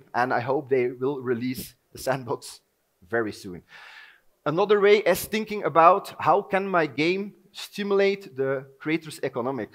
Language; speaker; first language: English; non-native, fluent; Dutch